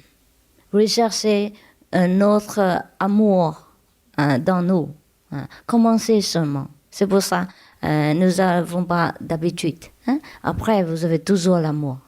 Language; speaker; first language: French; non-native, learner; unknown